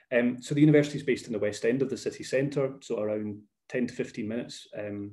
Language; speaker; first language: English; native; English